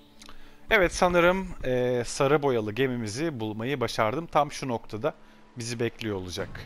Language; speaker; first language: Turkish; native; Turkish